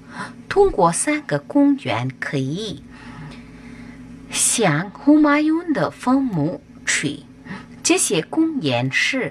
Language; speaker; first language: Chinese; non-native, learner; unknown